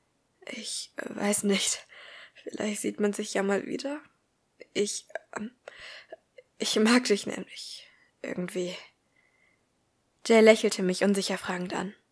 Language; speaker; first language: German; native; German